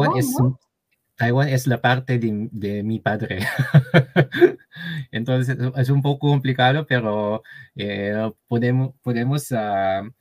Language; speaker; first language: Spanish; non-native, learner; Chinese